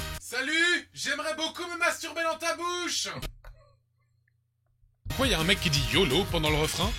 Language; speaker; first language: French; native; French